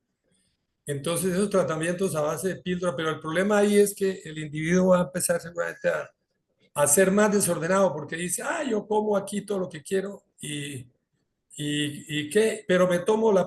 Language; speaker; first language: Spanish; native; Spanish